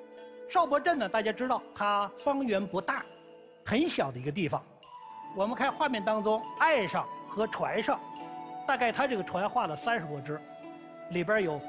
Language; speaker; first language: Chinese; native; Chinese